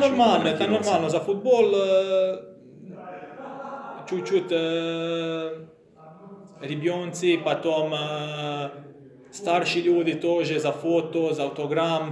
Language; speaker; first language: Russian; non-native, learner; Croatian